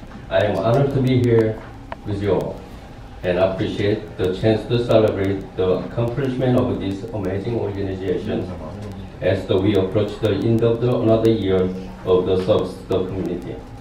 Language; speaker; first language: English; non-native, fluent; Korean